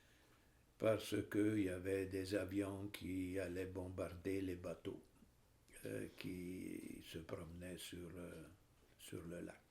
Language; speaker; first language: French; non-native, fluent; Italian